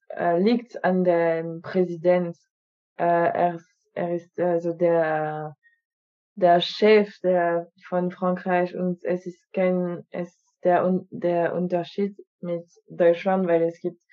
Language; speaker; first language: German; non-native, fluent; French